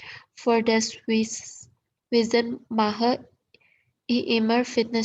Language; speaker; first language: German; non-native, learner; Indonesian